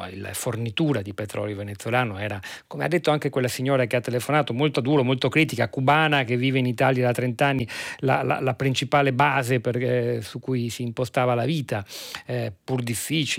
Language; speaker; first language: Italian; native; Italian